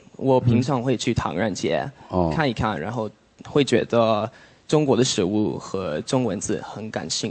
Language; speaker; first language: Chinese; non-native, fluent; English